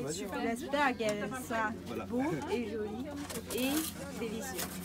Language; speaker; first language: French; non-native, learner; Chinese